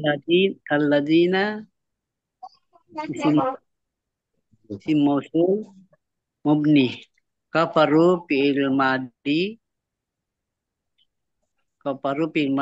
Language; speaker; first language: Arabic; non-native, learner; Indonesian